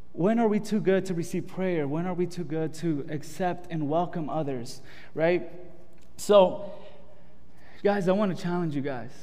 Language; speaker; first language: English; early bilingual, other home language; Spanish